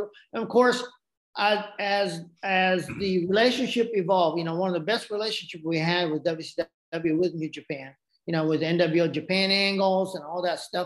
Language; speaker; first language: English; non-native, fluent; Japanese